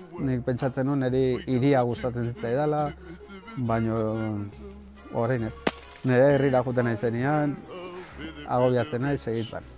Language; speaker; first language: Basque; native; Basque